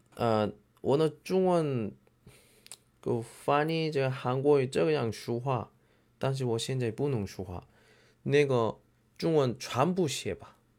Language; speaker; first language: Chinese; non-native, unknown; Korean